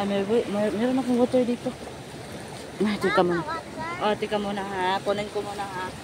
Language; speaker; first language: Filipino; non-native, local second language; Cebuano